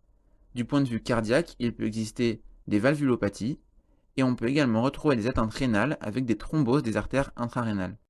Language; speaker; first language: French; native; French